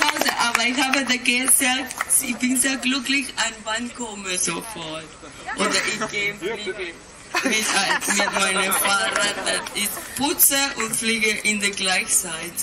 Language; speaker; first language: German; non-native, learner; Spanish